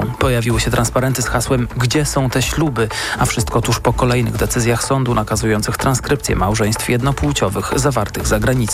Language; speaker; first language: Polish; native; Polish